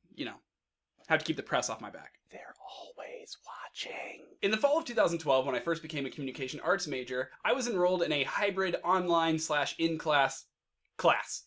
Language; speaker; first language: English; native; English